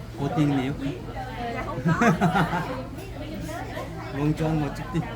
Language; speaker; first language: Vietnamese; non-native, learner; Korean